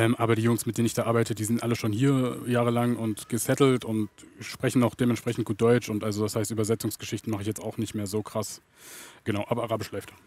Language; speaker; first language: German; early bilingual, other home language; Arabic